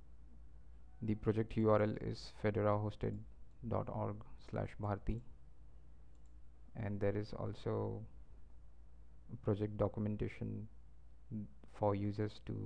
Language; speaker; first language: English; non-native, local second language; Marathi